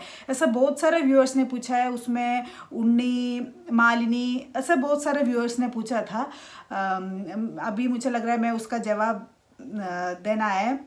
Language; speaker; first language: Hindi; non-native, local second language; Malayalam